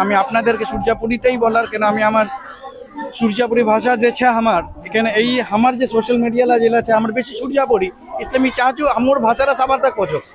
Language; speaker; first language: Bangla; non-native, local second language; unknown